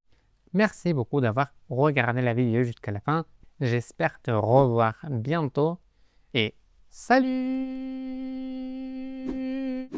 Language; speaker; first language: French; non-native, fluent; Spanish